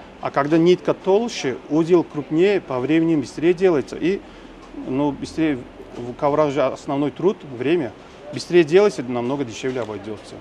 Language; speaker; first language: Russian; non-native, local second language; Tajik